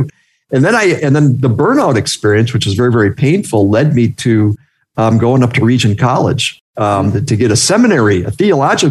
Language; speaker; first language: English; native; English